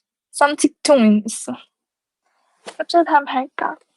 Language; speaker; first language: Korean; non-native, learner; Thai